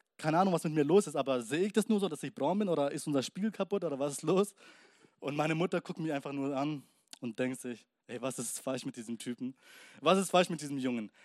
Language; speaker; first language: German; early bilingual, other home language; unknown